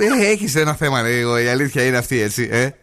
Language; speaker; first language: Greek; native; Greek